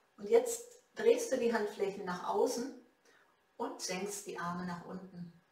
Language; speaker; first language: German; native; German